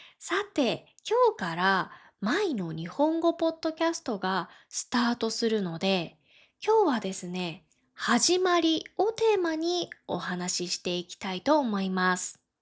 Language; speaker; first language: Japanese; native; Japanese